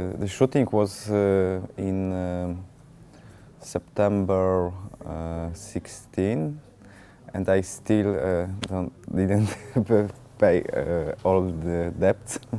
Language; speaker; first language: English; non-native, fluent; Polish